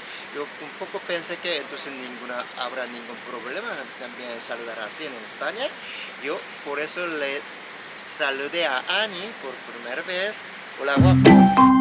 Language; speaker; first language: Spanish; non-native, fluent; Korean